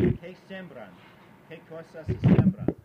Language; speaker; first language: Spanish; non-native, learner; English